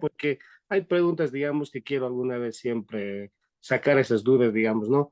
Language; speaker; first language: Spanish; native; Spanish